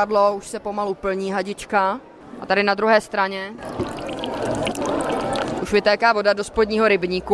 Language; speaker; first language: Czech; native; Czech